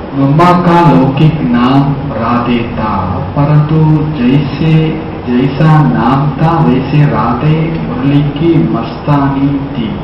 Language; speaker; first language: Hindi; non-native, local second language; Tamil